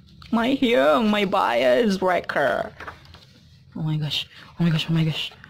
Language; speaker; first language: English; non-native, learner; Indonesian